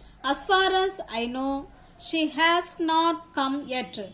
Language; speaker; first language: English; non-native, local second language; Tamil